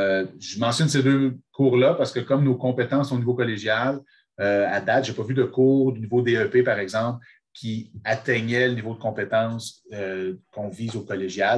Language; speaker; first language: French; native; French